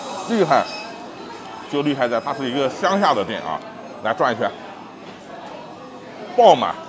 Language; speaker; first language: Chinese; native; Chinese